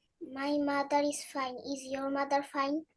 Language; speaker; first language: English; non-native, learner; Bangla